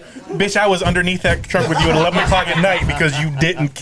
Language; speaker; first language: English; native; English